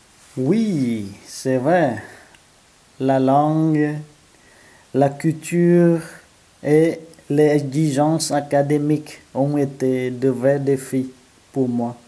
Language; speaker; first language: French; non-native, fluent; Vietnamese